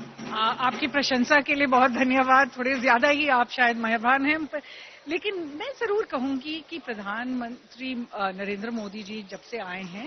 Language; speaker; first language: Hindi; native; Hindi